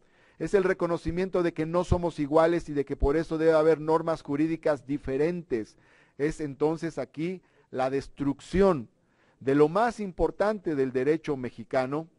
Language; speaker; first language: Spanish; native; Spanish